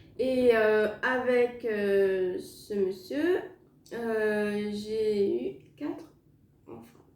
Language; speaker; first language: French; native; French